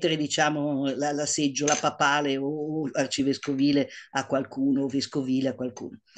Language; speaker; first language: Italian; native; Italian